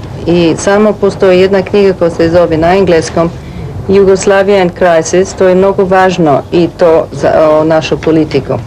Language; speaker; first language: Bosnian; early bilingual, heritage; Bosnian